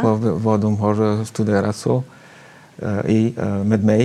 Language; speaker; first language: Swedish; non-native, fluent; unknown